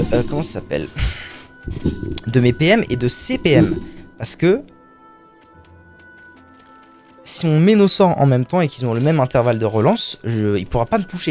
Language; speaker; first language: French; native; French